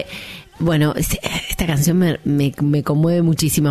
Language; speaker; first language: Spanish; native; Spanish